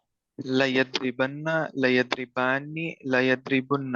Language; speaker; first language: Arabic; non-native, learner; Urdu